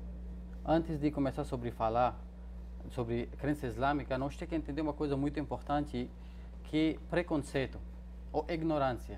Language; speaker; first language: Portuguese; non-native, fluent; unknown